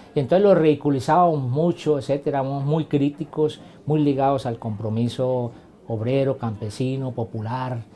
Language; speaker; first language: Spanish; native; Spanish